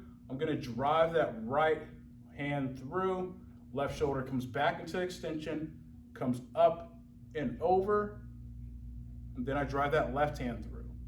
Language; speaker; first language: English; native; English